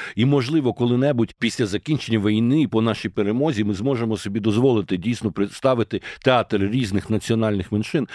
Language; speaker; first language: Ukrainian; native; Ukrainian